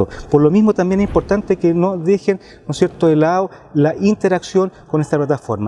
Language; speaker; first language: Spanish; native; Spanish